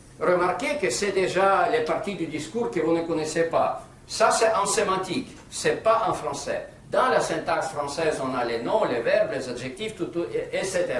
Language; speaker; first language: French; non-native, fluent; Russian